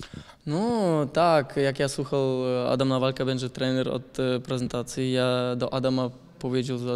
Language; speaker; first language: Polish; non-native, learner; German